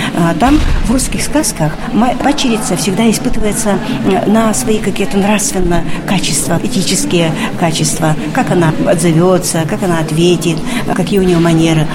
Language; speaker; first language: Russian; non-native, local second language; Udmurt